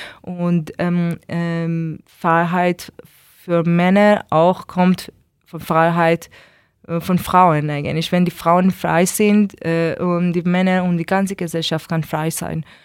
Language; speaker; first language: German; non-native, learner; Persian